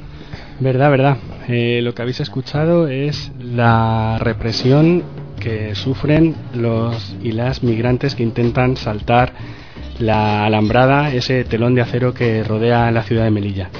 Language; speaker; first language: Spanish; native; Spanish